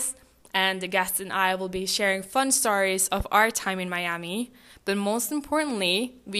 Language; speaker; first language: English; non-native, fluent; Norwegian